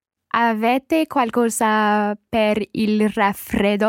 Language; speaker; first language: Italian; non-native, learner; English